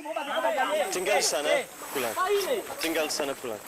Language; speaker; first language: Indonesian; non-native, learner; English